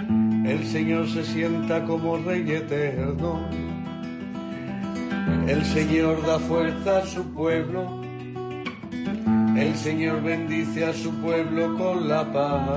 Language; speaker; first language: Spanish; native; Spanish